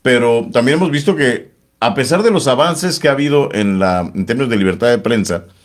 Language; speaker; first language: Spanish; native; Spanish